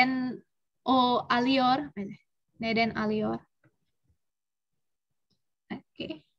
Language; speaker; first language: Turkish; non-native, learner; Indonesian